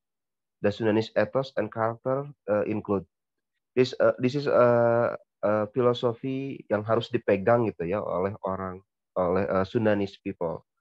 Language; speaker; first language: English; non-native, learner; Indonesian